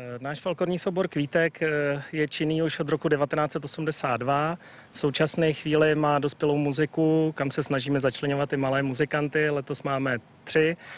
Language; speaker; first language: Czech; native; Czech